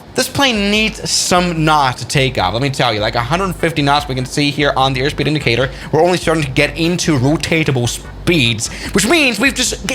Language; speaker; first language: English; non-native, fluent; German